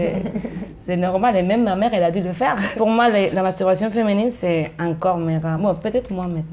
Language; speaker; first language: French; non-native, fluent; Spanish